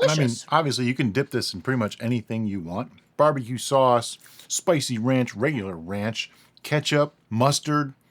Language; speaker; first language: English; native; English